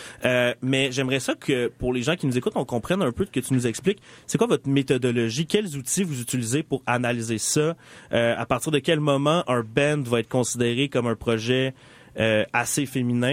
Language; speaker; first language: French; native; French